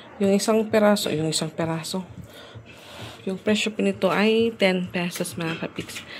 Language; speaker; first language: Filipino; non-native, local second language; Waray